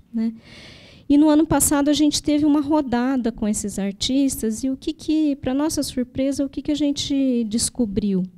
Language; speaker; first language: Portuguese; native; Portuguese